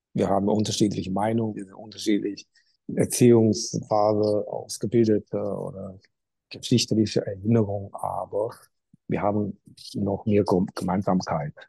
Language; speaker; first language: German; non-native, learner; Chinese